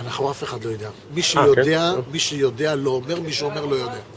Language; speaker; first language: Hebrew; native; Hebrew